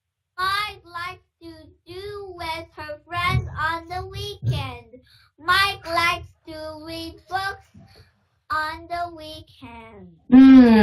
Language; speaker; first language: English; non-native, learner; Chinese